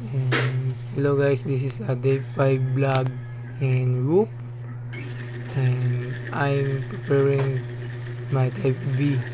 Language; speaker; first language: English; non-native, learner; Cebuano